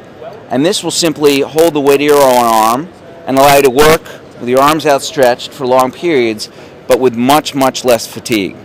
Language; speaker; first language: English; native; English